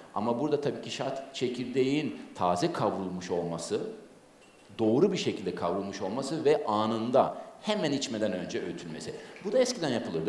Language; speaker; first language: Turkish; native; Turkish